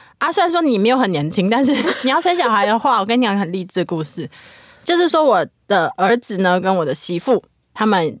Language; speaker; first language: Chinese; native; Chinese